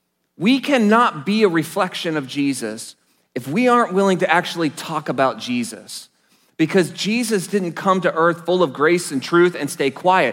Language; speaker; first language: English; native; English